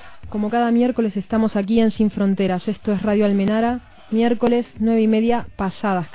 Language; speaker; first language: Spanish; native; Spanish